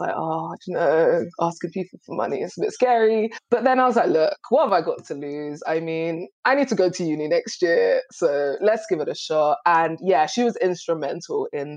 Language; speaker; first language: English; native; English